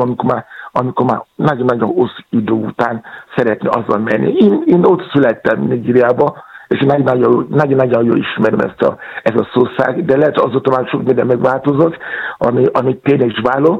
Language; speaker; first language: Hungarian; non-native, fluent; Yoruba